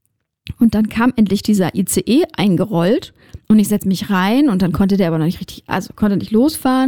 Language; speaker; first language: German; native; German